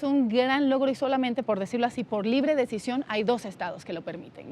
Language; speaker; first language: Spanish; native; Spanish